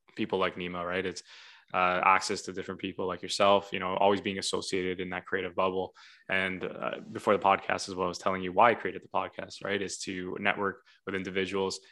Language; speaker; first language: English; native; English